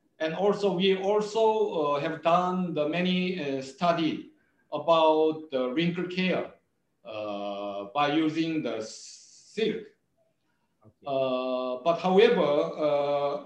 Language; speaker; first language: English; non-native, learner; Korean